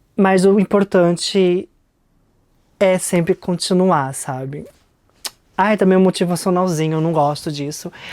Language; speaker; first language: Portuguese; early bilingual, heritage; Portuguese